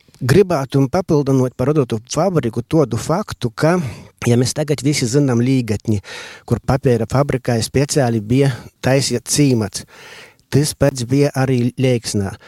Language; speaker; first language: Latvian; native; Latvian